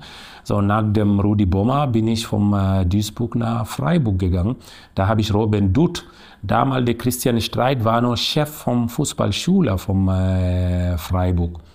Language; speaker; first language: German; non-native, learner; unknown